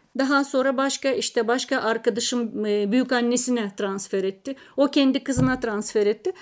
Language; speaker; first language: Turkish; non-native, fluent; Russian